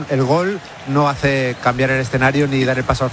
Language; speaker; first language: Spanish; native; Spanish